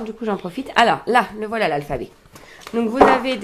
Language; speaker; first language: French; native; French